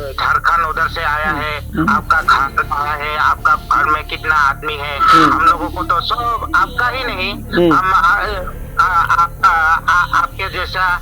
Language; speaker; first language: Hindi; non-native, local second language; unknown